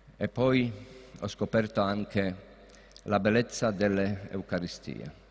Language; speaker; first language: Italian; non-native, fluent; Polish